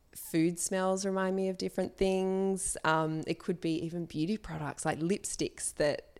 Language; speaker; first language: English; native; English